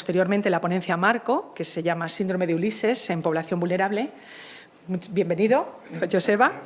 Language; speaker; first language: Spanish; native; Spanish